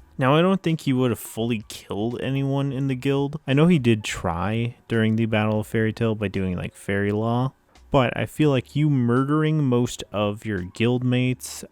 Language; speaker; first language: English; native; English